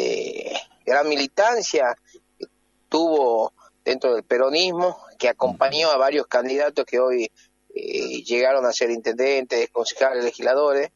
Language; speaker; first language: Spanish; native; Spanish